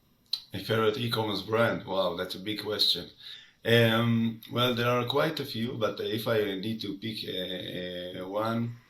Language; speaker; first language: English; non-native, fluent; Hebrew